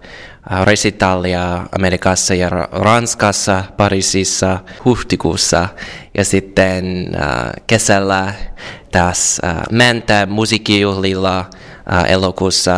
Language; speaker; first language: Finnish; non-native, learner; English